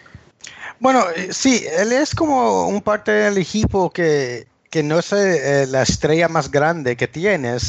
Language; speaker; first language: Spanish; early bilingual, heritage; English